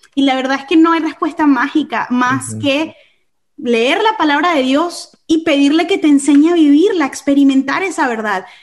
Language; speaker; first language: Spanish; native; Spanish